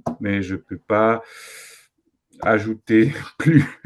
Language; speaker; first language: French; non-native, fluent; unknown